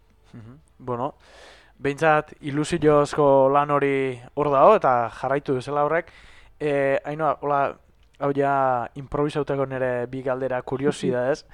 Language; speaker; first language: Basque; native; Basque